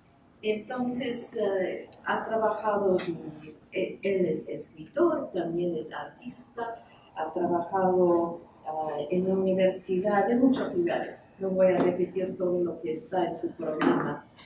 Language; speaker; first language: Spanish; non-native, fluent; English